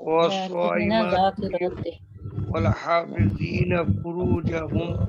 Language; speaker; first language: Arabic; non-native, learner; Bangla